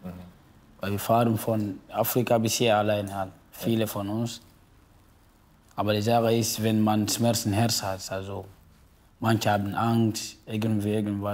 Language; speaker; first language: German; non-native, fluent; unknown